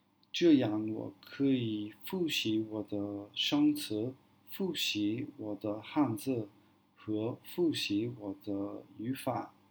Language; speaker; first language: Chinese; non-native, learner; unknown